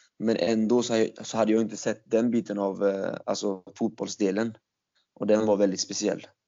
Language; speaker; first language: Swedish; early bilingual, other home language; Turkish